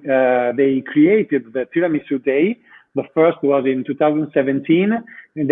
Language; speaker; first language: English; non-native, fluent; Italian